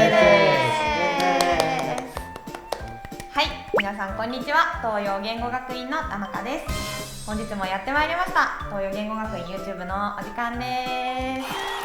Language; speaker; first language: Japanese; native; Japanese